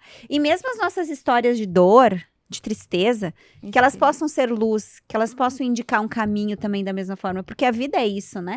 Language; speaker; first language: Portuguese; native; Portuguese